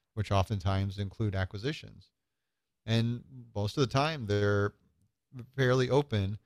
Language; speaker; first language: English; native; English